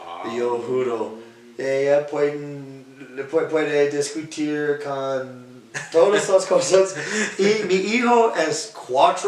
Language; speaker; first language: Spanish; non-native, learner; English